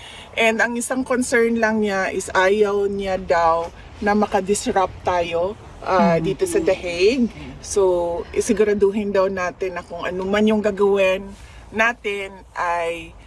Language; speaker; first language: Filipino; non-native, local second language; Cebuano